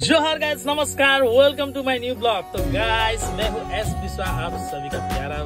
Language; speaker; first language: Hindi; non-native, local second language; Sadri